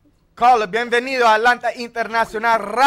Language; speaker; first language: Spanish; early bilingual, heritage; Spanish